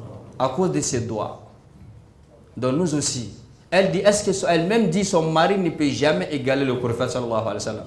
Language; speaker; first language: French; non-native, local second language; Bambara